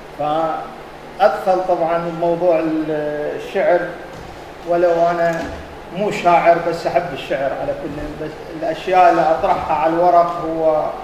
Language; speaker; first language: Arabic; native; Arabic